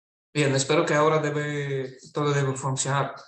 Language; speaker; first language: Spanish; non-native, fluent; Russian